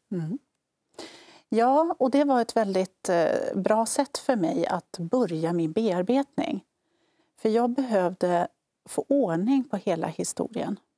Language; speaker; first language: Swedish; native; Swedish